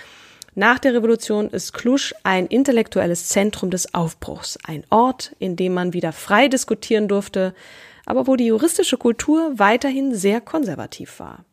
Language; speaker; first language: German; native; German